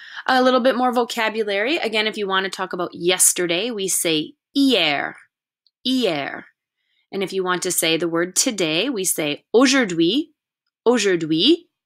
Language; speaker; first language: English; native; English